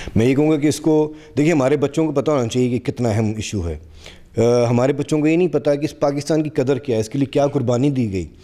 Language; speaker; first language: Urdu; non-native, local second language; Punjabi